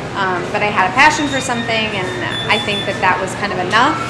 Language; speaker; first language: English; native; English